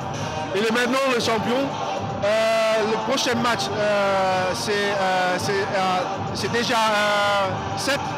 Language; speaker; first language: French; non-native, learner; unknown